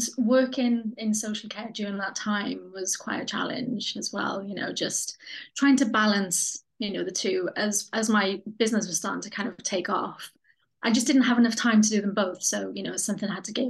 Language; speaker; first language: English; native; English